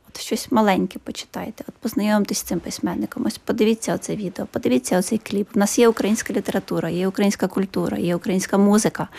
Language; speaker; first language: Ukrainian; native; Ukrainian